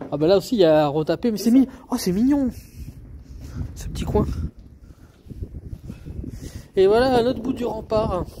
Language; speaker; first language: French; native; French